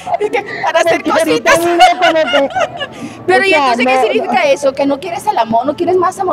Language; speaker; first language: Spanish; native; Spanish